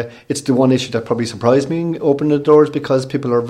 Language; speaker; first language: English; native; English